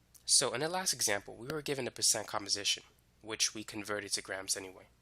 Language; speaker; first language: English; native; English